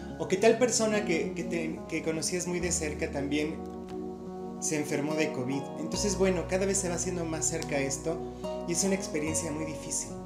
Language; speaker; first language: Spanish; native; Spanish